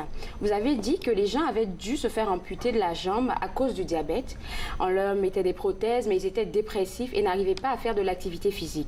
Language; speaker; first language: French; native; French